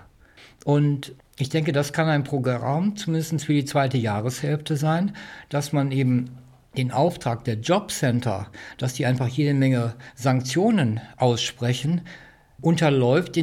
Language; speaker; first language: German; native; German